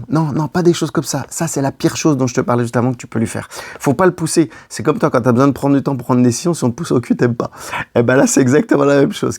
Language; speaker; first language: French; native; French